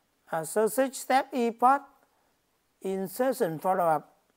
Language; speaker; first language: English; non-native, learner; Vietnamese